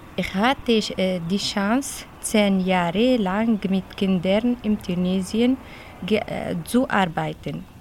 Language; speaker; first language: German; non-native, fluent; Arabic